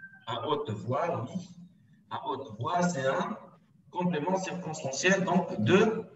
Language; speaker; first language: French; non-native, local second language; Arabic